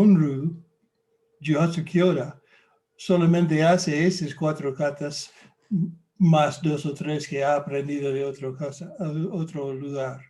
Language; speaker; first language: Spanish; non-native, fluent; English